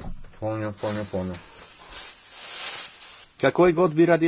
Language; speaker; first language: Russian; non-native, learner; English